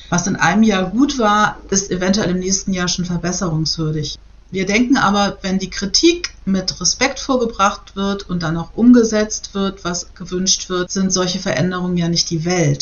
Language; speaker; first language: German; native; German